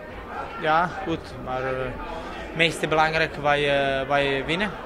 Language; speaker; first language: Dutch; non-native, learner; Serbian